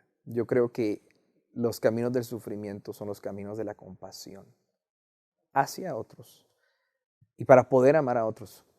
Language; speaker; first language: Spanish; native; Spanish